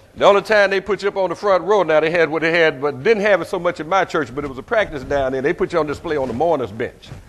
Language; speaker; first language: English; native; English